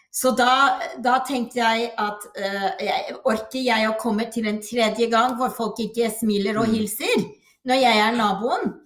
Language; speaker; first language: Norwegian; non-native, fluent; English